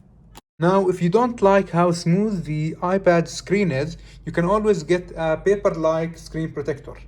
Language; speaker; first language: English; non-native, fluent; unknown